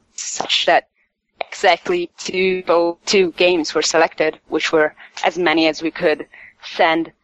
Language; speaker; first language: English; non-native, fluent; Italian